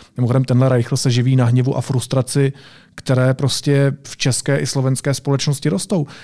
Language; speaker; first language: Czech; native; Czech